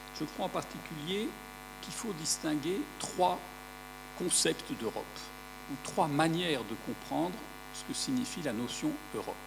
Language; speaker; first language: French; native; French